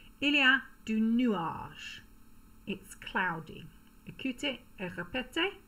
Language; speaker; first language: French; non-native, fluent; English